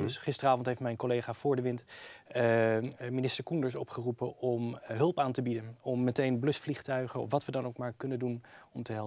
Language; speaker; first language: Dutch; native; Dutch